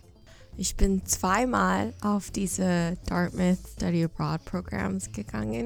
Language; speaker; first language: German; non-native, fluent; English